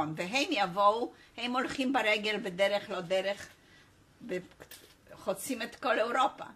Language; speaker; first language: Hebrew; non-native, fluent; Polish